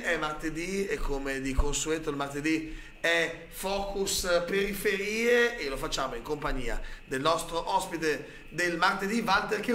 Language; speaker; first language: Italian; native; Italian